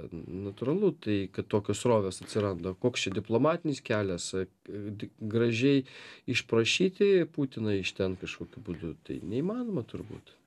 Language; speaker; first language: Lithuanian; native; Lithuanian